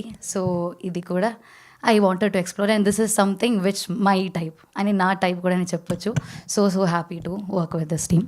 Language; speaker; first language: Telugu; non-native, learner; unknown